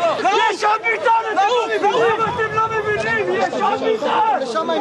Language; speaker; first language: Hebrew; native; Hebrew